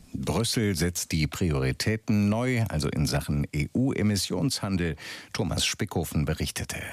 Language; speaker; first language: German; native; German